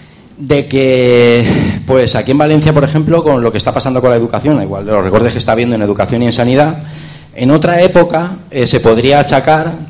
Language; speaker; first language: Spanish; native; Spanish